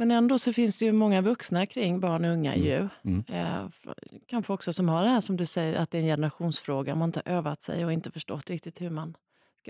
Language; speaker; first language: Swedish; native; Swedish